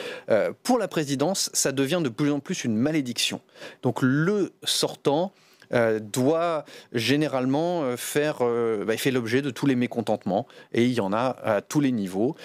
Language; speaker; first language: French; native; French